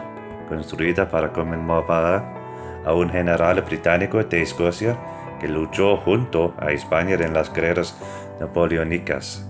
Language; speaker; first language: Spanish; non-native, fluent; English